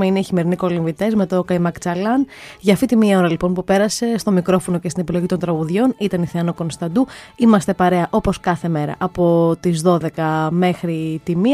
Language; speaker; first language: Greek; native; Greek